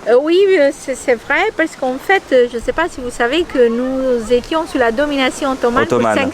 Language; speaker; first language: French; non-native, fluent; Albanian